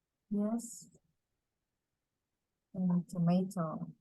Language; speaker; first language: English; non-native, learner; Vietnamese